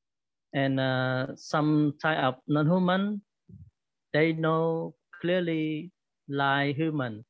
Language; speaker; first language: English; non-native, learner; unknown